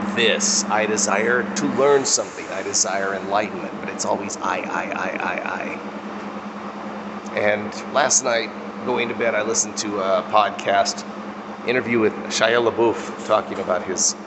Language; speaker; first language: English; native; English